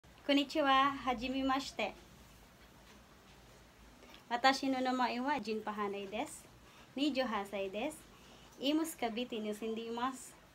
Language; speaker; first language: Japanese; non-native, learner; Filipino